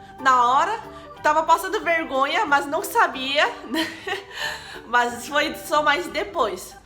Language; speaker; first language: Portuguese; non-native, fluent; Korean